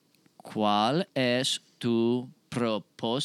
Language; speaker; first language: Spanish; non-native, learner; English